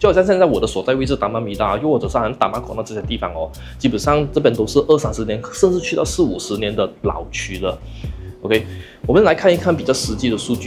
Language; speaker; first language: Chinese; native; Chinese